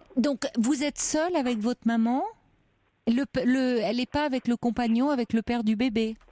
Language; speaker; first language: French; native; French